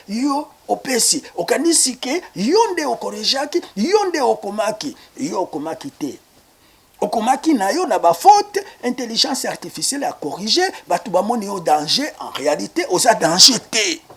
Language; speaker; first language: Lingala; native; Lingala